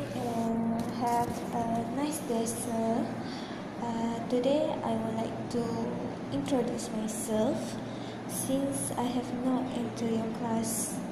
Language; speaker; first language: English; non-native, local second language; Malay